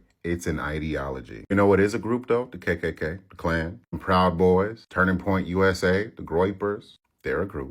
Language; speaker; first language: English; native; English